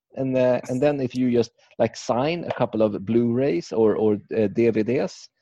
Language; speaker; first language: English; non-native, fluent; Swedish